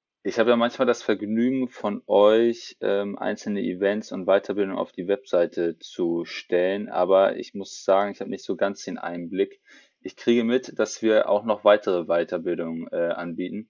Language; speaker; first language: German; native; German